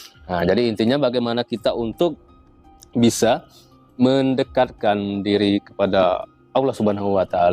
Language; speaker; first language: Indonesian; native; Indonesian